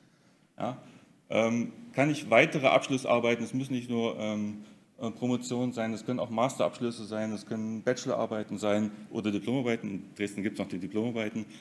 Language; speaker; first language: German; native; German